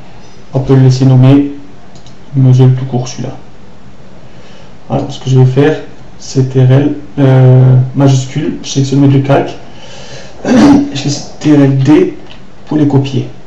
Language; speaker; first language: French; native; French